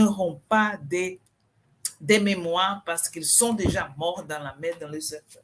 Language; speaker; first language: French; non-native, fluent; Portuguese